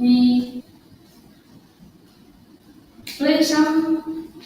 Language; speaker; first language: English; non-native, learner; Indonesian